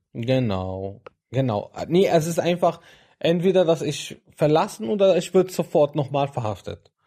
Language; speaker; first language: German; non-native, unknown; Arabic